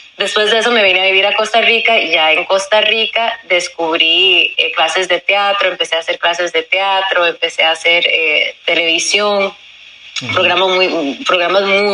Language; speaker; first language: Spanish; early bilingual, heritage; Spanish